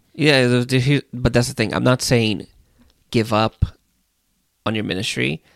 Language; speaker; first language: English; non-native, fluent; Portuguese